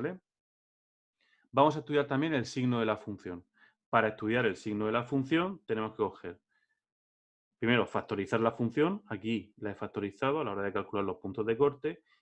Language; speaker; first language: Spanish; native; Spanish